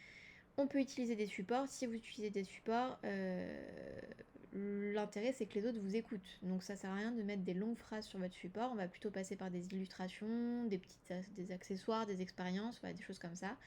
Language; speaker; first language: French; native; French